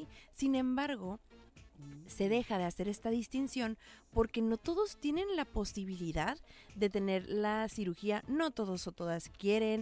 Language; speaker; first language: Spanish; native; Spanish